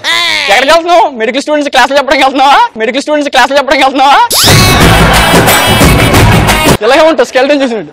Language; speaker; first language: Telugu; native; Telugu